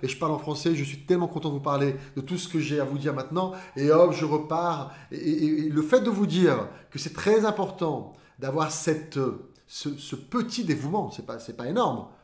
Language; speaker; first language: French; native; French